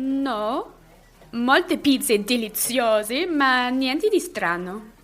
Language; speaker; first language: Italian; non-native, learner; English